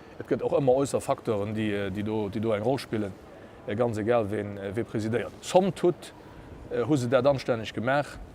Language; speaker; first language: Luxembourgish; native; Luxembourgish